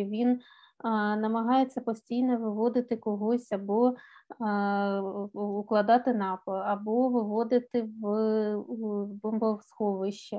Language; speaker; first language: Ukrainian; native; Ukrainian